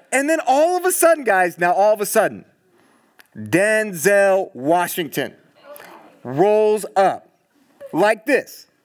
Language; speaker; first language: English; native; English